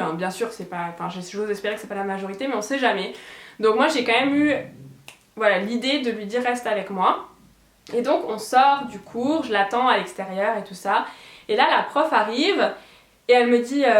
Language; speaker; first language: French; native; French